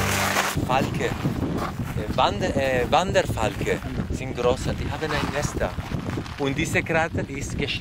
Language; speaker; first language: German; non-native, learner; Spanish